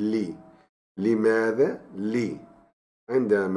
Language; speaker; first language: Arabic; non-native, fluent; Turkish